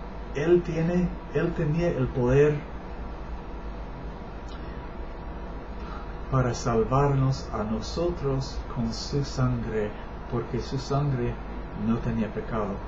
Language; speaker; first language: Spanish; non-native, learner; English